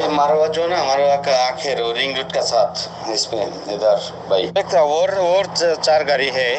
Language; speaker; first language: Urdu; non-native, local second language; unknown